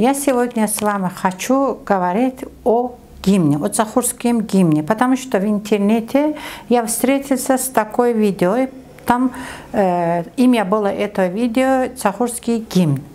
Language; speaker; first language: Russian; non-native, learner; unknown